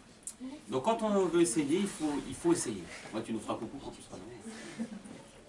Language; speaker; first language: French; native; French